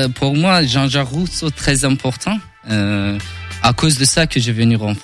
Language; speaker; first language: French; non-native, learner; Kurdish